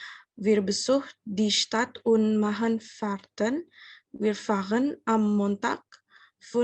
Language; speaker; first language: German; non-native, learner; Indonesian